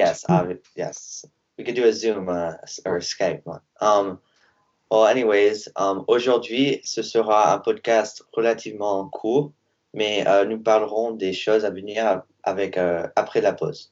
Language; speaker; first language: French; non-native, learner; English